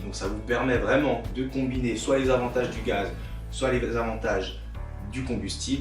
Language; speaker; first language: French; native; French